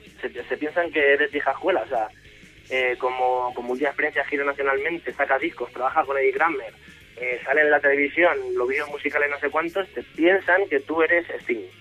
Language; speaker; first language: Spanish; native; Spanish